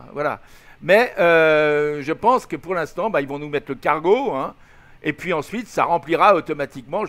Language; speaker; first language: French; native; French